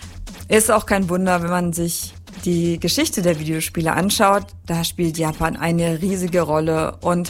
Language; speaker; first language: German; native; German